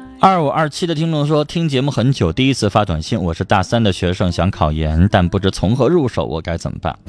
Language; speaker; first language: Chinese; native; Chinese